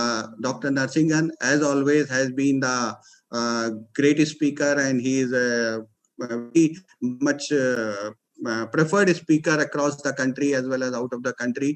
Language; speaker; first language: English; non-native, local second language; Hindi